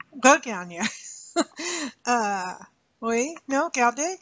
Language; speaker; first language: French; non-native, learner; English